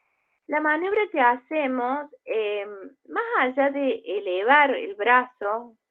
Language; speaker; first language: Spanish; native; Spanish